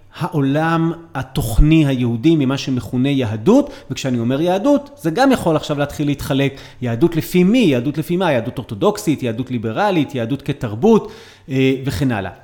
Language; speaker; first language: Hebrew; native; Hebrew